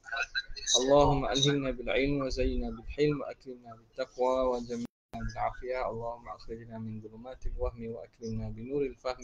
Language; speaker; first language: Arabic; non-native, fluent; Malay